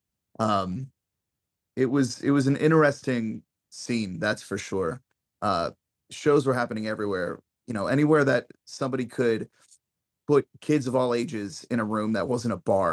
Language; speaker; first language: English; native; English